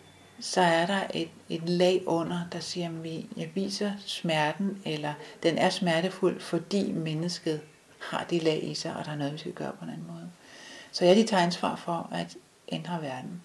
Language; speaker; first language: Danish; native; Danish